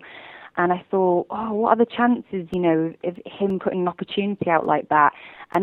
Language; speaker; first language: English; native; English